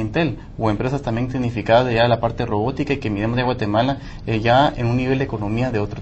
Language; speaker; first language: Spanish; native; Spanish